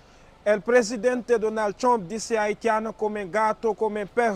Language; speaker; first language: Spanish; non-native, learner; Haitian Creole